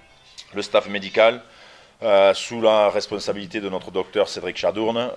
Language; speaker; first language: French; native; French